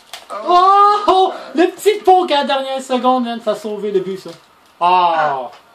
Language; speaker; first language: French; native; French